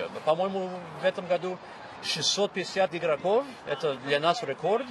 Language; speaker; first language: Russian; non-native, fluent; English